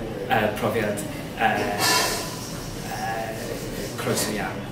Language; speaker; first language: Welsh; non-native, learner; English